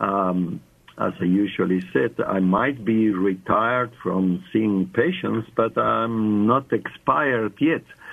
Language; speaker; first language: English; non-native, fluent; Spanish